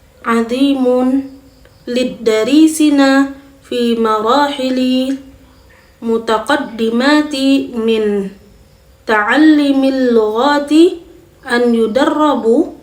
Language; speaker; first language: Arabic; non-native, fluent; Indonesian